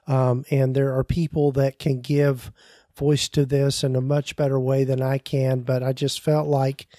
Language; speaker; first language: English; native; English